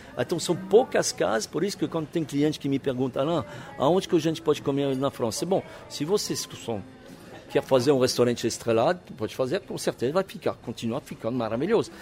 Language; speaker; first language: Portuguese; non-native, fluent; French